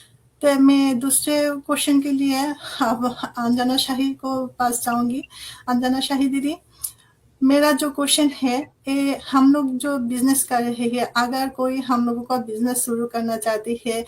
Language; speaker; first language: Hindi; non-native, fluent; Bangla